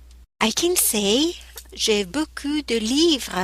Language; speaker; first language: French; non-native, fluent; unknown